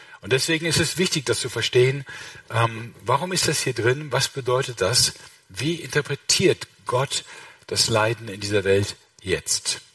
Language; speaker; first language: German; native; German